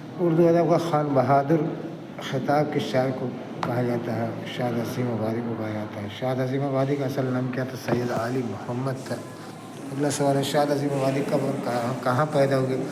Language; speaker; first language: Urdu; native; Urdu